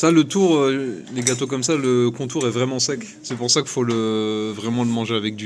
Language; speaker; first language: French; native; French